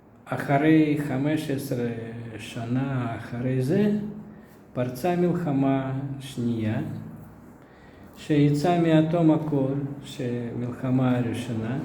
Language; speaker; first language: Hebrew; non-native, fluent; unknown